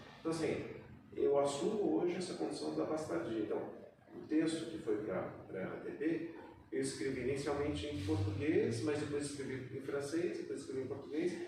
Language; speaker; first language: Portuguese; native; Portuguese